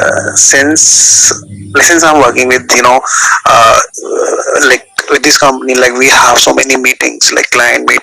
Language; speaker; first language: English; non-native, local second language; Hindi